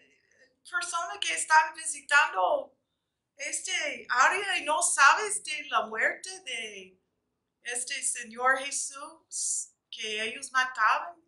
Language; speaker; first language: Spanish; non-native, fluent; English